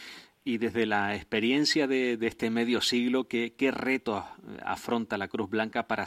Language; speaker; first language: Spanish; native; Spanish